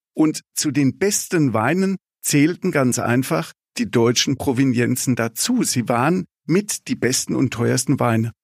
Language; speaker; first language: German; native; German